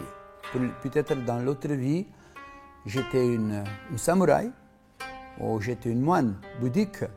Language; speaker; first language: French; non-native, fluent; Macedonian